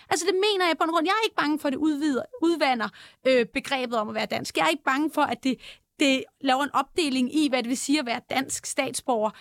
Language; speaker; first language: Danish; native; Danish